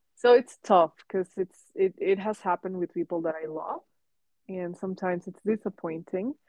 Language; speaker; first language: English; non-native, fluent; Spanish